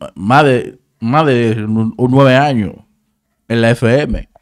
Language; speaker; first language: Spanish; native; Spanish